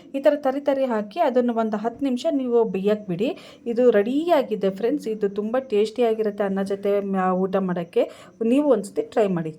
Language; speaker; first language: Kannada; non-native, local second language; Tulu